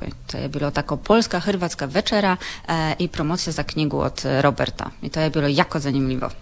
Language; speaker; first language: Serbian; non-native, learner; Polish